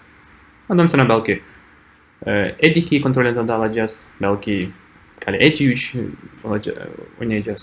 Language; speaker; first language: Turkish; non-native, fluent; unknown